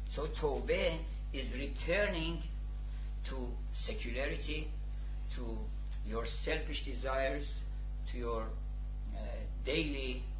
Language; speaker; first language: English; non-native, fluent; Persian